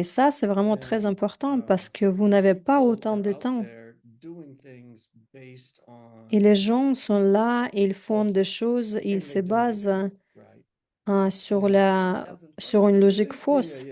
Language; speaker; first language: French; non-native, fluent; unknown